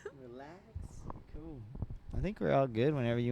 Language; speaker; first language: English; native; English